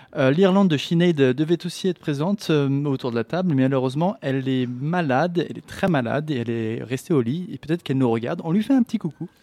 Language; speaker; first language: French; native; French